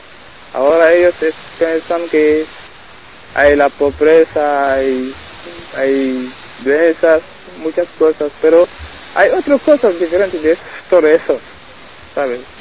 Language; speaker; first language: Spanish; non-native, learner; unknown